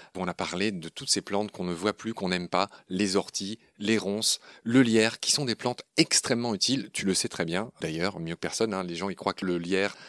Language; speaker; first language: French; native; French